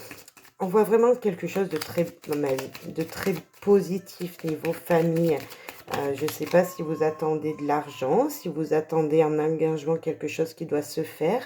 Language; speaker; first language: French; native; French